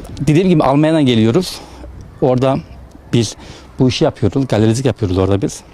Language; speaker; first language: Turkish; early bilingual, heritage; Turkish